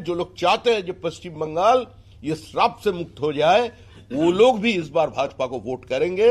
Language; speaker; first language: Hindi; non-native, local second language; Bangla